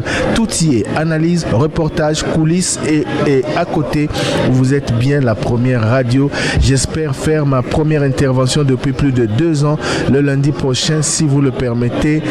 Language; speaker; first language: French; non-native, local second language; Lingala